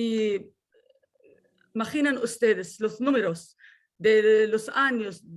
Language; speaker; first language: Spanish; non-native, fluent; Arabic